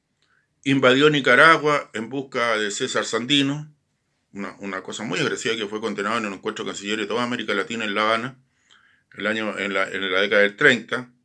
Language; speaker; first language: Spanish; native; Spanish